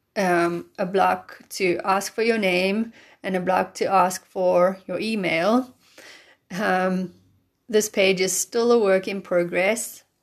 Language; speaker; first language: English; native; English